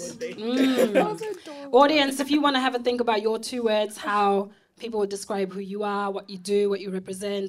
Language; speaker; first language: English; non-native, local second language; Shona